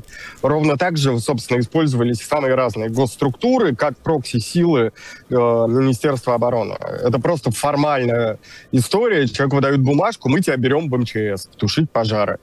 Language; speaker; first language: Russian; native; Russian